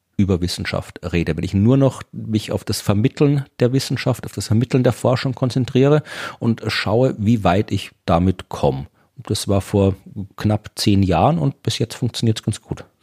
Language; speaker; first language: German; native; German